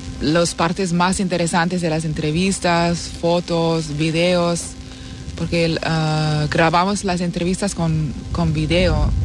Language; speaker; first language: Spanish; non-native, fluent; German